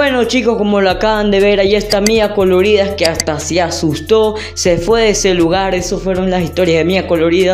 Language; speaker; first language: Spanish; native; Spanish